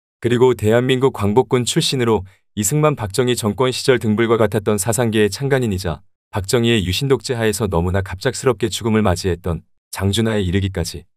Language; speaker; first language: Korean; native; Korean